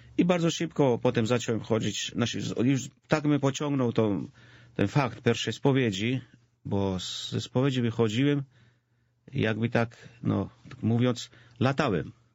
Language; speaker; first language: Polish; non-native, fluent; Georgian